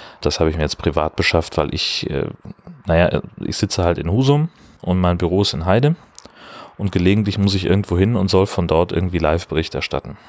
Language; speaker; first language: German; native; German